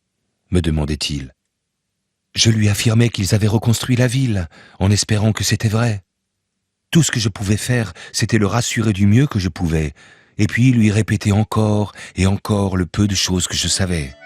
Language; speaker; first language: French; native; French